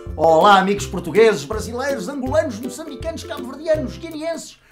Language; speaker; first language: Portuguese; native; Portuguese